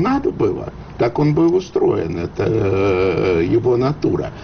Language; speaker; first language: Russian; native; Russian